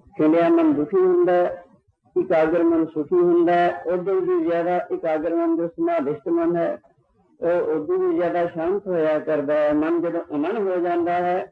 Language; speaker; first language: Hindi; non-native, local second language; Punjabi